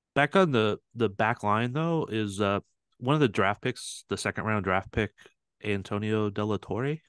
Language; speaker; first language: English; native; English